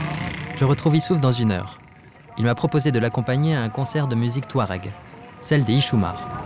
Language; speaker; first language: French; native; French